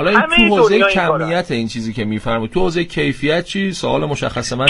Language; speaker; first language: Persian; native; Persian